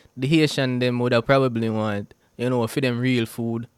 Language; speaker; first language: English; non-native, local second language; Jamaican Creole English